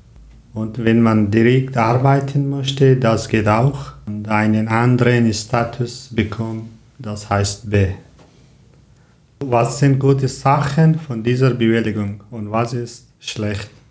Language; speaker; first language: German; non-native, learner; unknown